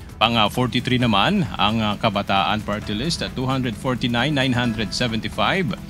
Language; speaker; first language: Filipino; native; Filipino